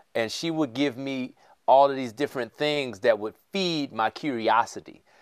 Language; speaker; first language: English; native; English